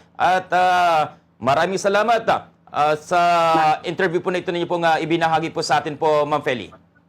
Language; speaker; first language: Filipino; non-native, local second language; Pangasinan